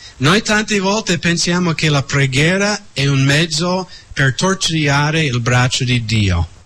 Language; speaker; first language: Italian; non-native, fluent; English